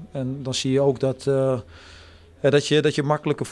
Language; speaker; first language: Dutch; native; Dutch